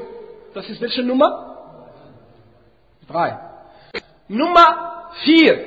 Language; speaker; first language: German; non-native, fluent; Arabic